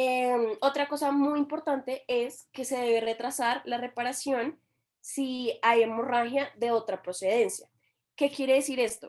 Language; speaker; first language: Spanish; native; Spanish